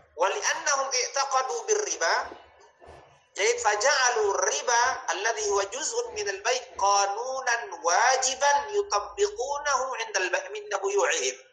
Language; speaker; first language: Arabic; non-native, fluent; Indonesian